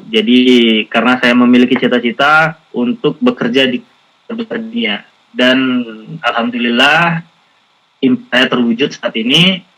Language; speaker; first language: Indonesian; native; Indonesian